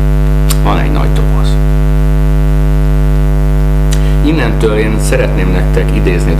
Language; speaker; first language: Hungarian; native; Hungarian